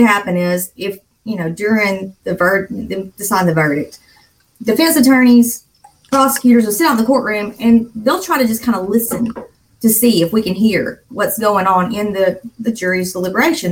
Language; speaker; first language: English; native; English